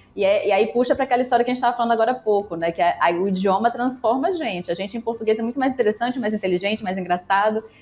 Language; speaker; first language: Portuguese; native; Portuguese